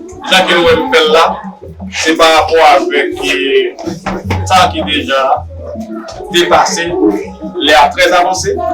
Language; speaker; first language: French; non-native, learner; Haitian Creole